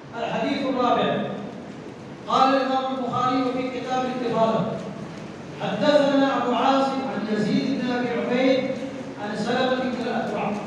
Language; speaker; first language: Urdu; native; Urdu